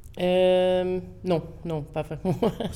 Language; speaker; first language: French; non-native, local second language; German